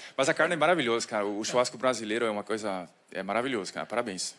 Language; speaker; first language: Portuguese; non-native, fluent; French